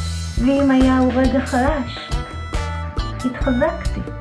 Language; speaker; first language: Hebrew; native; Hebrew